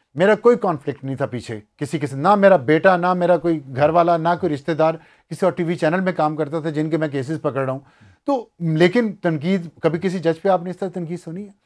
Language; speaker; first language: Urdu; non-native, local second language; Punjabi